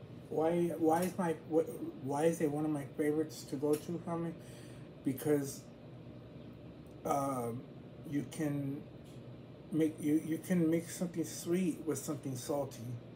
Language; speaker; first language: English; early bilingual, other home language; Spanish